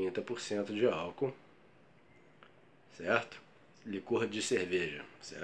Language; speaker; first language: Portuguese; native; Portuguese